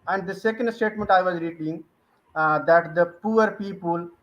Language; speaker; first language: English; non-native, local second language; Hindi